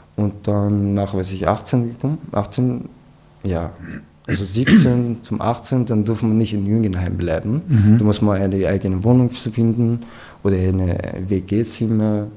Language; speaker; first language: German; non-native, fluent; Persian